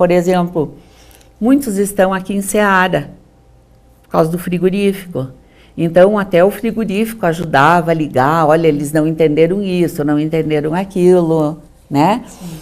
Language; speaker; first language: Portuguese; native; Portuguese